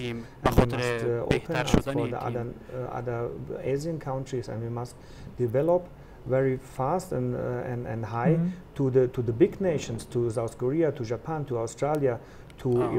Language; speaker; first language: English; non-native, fluent; German